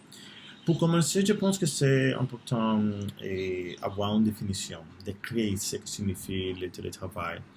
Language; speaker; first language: French; non-native, learner; Spanish